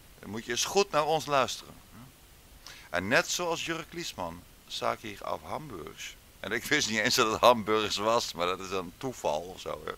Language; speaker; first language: Dutch; native; Dutch